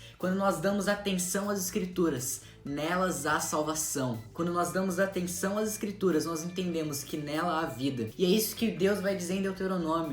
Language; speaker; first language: Portuguese; native; Portuguese